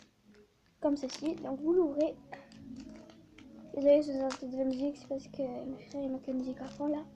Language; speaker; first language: French; native; French